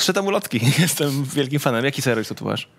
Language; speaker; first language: Polish; native; Polish